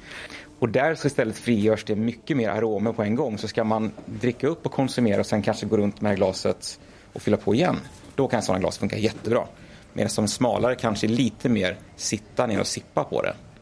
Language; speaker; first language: Swedish; native; Swedish